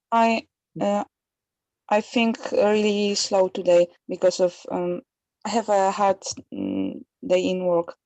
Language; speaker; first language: English; non-native, learner; Polish